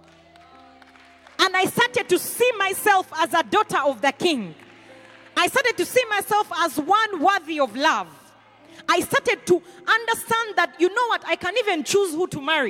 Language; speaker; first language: English; non-native, local second language; Nyankole